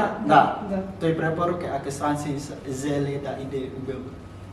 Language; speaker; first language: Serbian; non-native, learner; Indonesian